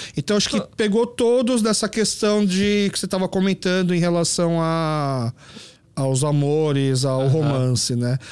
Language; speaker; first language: Portuguese; early bilingual, other home language; Korean